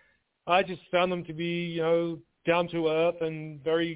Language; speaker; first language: English; native; English